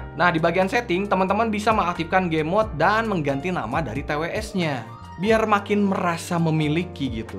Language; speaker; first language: Indonesian; native; Indonesian